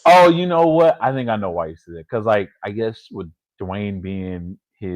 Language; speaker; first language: English; native; English